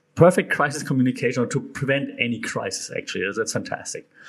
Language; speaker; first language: English; non-native, fluent; German